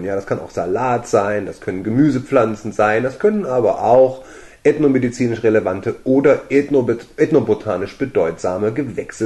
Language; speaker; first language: German; native; German